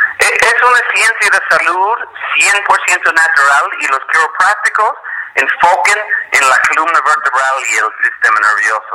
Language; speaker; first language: Spanish; non-native, fluent; English